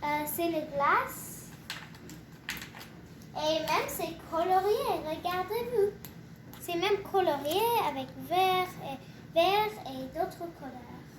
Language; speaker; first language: French; non-native, learner; English